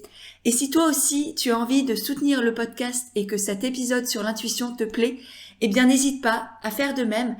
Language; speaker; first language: French; native; French